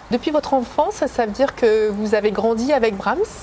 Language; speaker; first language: French; native; French